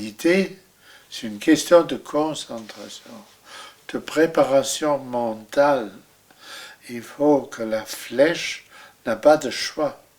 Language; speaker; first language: French; non-native, fluent; German